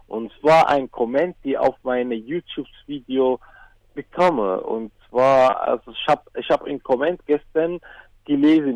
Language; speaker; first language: German; non-native, learner; Arabic